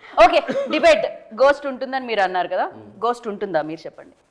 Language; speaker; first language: Telugu; native; Telugu